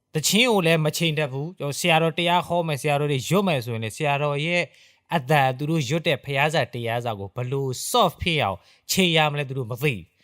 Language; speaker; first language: Burmese; native; Burmese